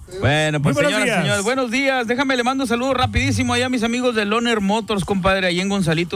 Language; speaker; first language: Spanish; native; Spanish